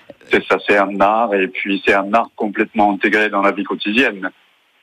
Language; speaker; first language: French; non-native, fluent; Japanese